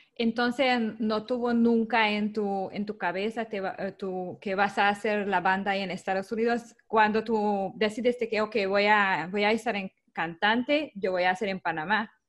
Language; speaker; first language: Spanish; non-native, learner; Hungarian